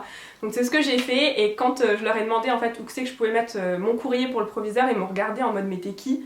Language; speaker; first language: French; native; French